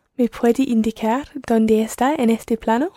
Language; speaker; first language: Spanish; non-native, learner; English